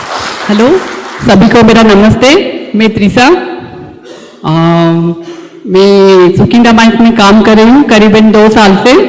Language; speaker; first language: Hindi; non-native, local second language; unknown